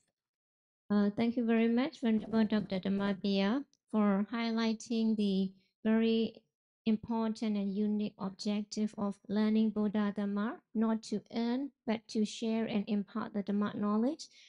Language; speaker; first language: English; non-native, fluent; Burmese